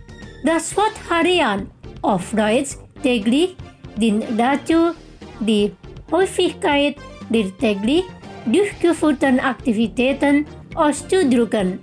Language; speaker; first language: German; non-native, fluent; Indonesian